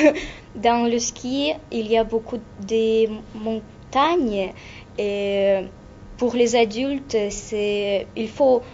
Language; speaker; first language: French; non-native, learner; Russian